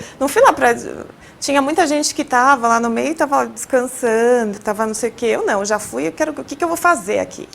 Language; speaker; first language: Portuguese; native; Portuguese